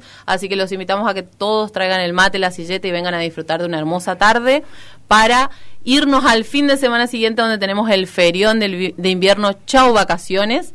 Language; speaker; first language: Spanish; native; Spanish